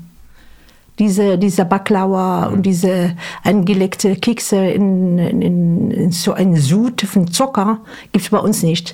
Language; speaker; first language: German; non-native, fluent; Arabic